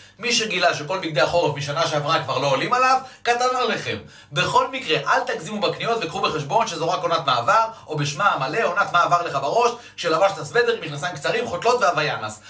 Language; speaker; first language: Hebrew; native; Hebrew